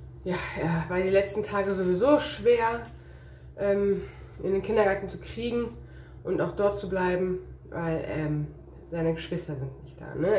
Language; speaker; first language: German; native; German